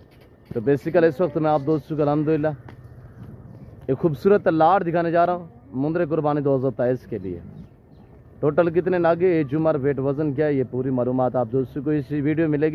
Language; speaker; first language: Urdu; non-native, local second language; Saraiki